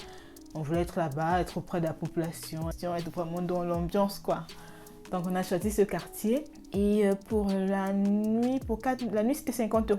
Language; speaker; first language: French; native; French